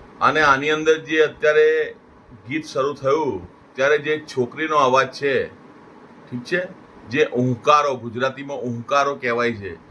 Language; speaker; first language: Gujarati; non-native, local second language; Punjabi